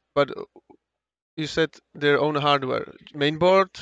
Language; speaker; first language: English; non-native, fluent; Czech